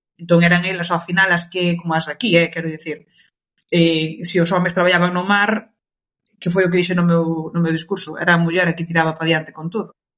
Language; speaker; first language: Galician; early bilingual, other home language; Kabuverdianu